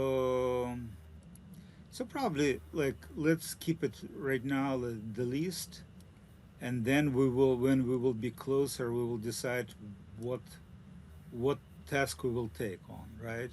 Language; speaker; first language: English; non-native, learner; Russian